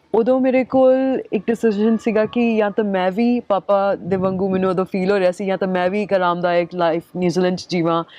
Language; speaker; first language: Punjabi; early bilingual, heritage; Punjabi